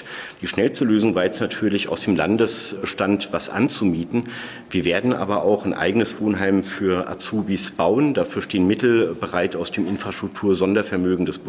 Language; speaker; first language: German; native; German